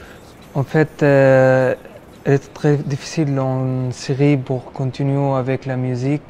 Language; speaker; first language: French; non-native, learner; Arabic